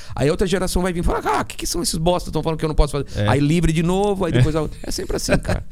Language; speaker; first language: Portuguese; native; Portuguese